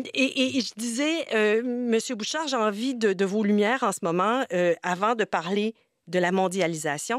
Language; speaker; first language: French; native; French